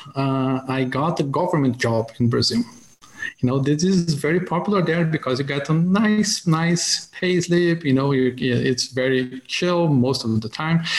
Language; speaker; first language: English; non-native, fluent; Portuguese